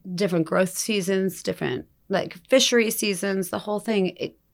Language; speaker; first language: English; native; English